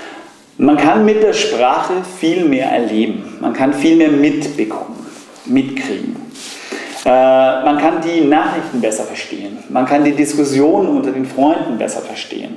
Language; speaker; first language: German; non-native, fluent; Danish